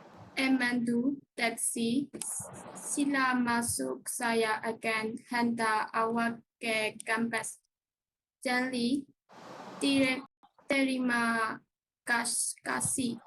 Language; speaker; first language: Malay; non-native, learner; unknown